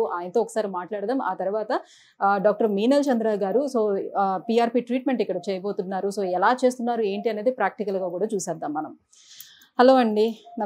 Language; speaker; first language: Telugu; native; Telugu